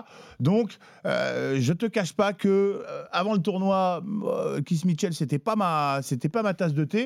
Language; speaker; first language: French; native; French